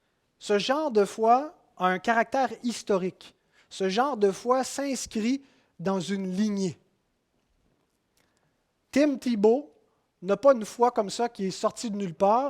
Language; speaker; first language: French; native; French